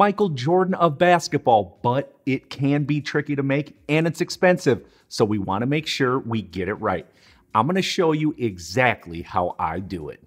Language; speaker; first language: English; native; English